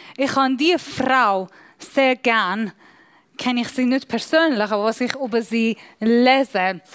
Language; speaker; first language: German; non-native, fluent; Persian